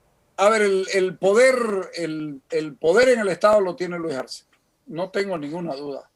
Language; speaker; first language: Spanish; native; Spanish